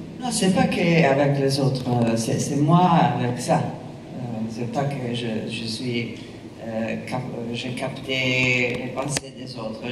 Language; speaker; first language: French; non-native, fluent; Italian